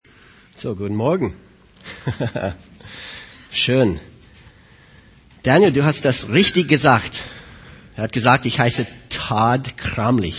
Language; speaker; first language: German; non-native, fluent; English